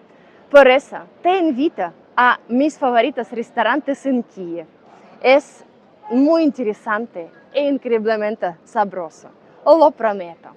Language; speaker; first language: Spanish; non-native, learner; Ukrainian